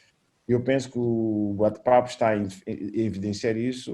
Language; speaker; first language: Portuguese; native; Portuguese